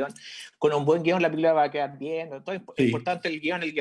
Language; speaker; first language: Spanish; native; Spanish